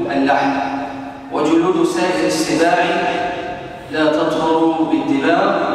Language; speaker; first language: Arabic; native; Arabic